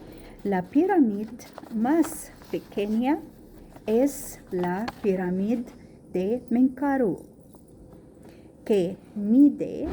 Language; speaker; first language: Spanish; non-native, learner; Arabic